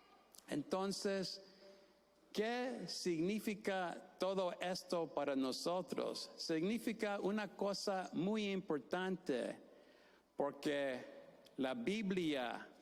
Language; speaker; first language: Spanish; non-native, fluent; English